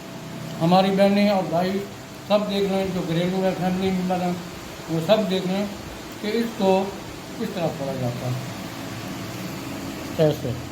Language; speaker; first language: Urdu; non-native, local second language; Punjabi